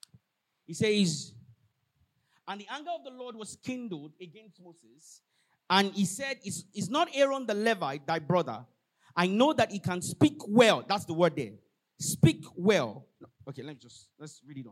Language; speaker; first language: English; non-native, local second language; Yoruba